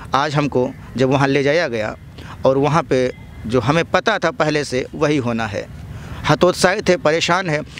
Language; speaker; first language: Hindi; native; Hindi